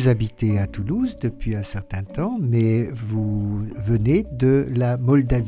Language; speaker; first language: French; native; French